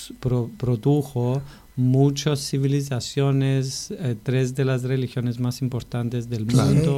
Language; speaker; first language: Spanish; non-native, fluent; Greek